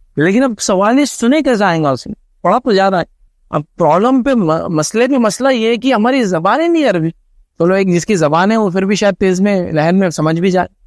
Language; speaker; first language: Urdu; native; Urdu